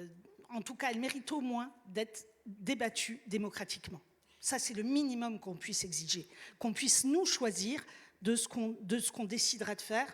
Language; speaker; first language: French; native; French